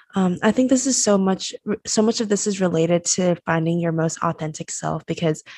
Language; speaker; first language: English; non-native, fluent; Chinese